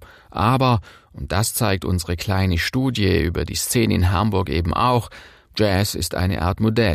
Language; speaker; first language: German; native; German